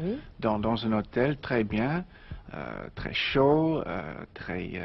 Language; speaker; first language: French; non-native, learner; English